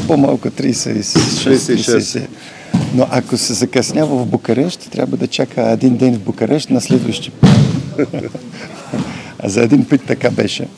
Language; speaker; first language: Bulgarian; non-native, learner; Polish